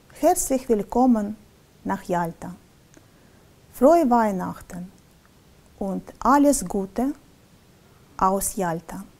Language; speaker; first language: German; non-native, learner; Russian